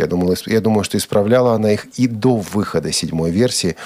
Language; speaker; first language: Russian; native; Russian